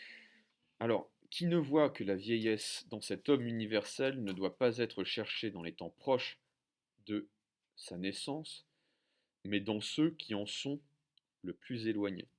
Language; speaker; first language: French; native; French